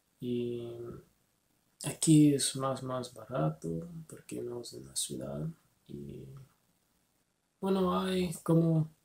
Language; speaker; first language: Spanish; non-native, learner; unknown